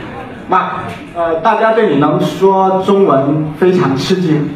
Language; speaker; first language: Chinese; native; Chinese